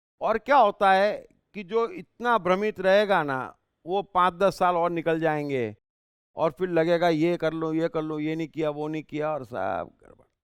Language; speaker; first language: Hindi; native; Hindi